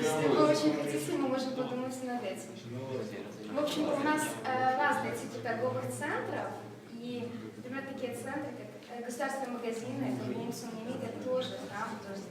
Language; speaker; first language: Russian; native; Russian